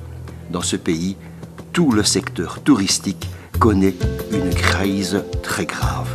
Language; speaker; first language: French; native; French